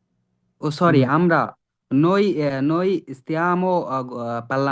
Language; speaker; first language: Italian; non-native, learner; Bangla